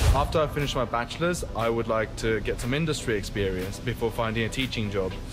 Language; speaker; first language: English; non-native, fluent; Chinese